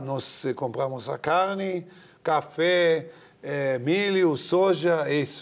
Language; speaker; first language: Portuguese; non-native, learner; Hebrew